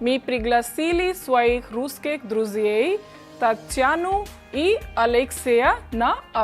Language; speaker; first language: Russian; non-native, fluent; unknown